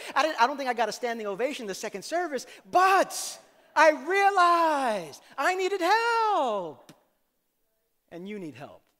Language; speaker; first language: English; native; English